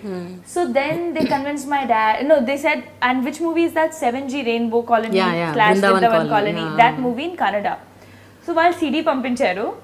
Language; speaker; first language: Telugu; non-native, local second language; Hindi